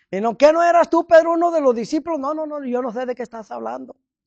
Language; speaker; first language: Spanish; early bilingual, heritage; Spanish